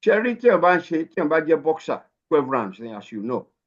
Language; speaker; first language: English; non-native, local second language; Yoruba